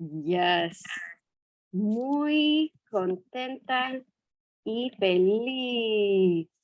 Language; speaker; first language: Spanish; non-native, fluent; English